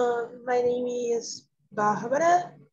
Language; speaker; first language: English; non-native, learner; Portuguese